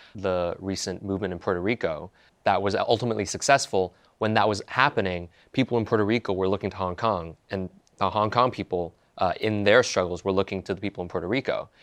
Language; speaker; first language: English; non-native, local second language; Cantonese